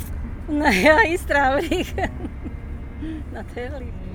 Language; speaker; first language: German; non-native, learner; Slovak